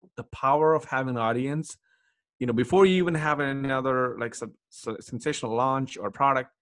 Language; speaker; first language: English; non-native, local second language; Telugu